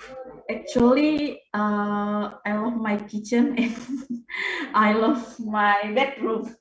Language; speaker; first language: English; non-native, learner; Indonesian